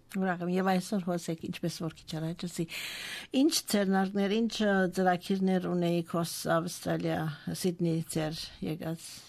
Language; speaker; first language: Armenian; native; Armenian